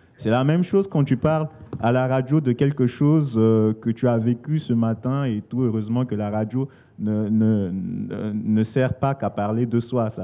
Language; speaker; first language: French; non-native, local second language; Sango